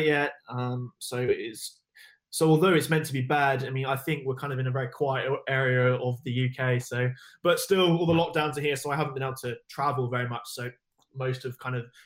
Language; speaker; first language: English; native; English